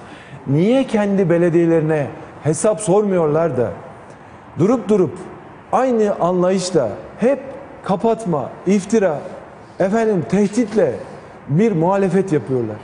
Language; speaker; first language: Turkish; native; Turkish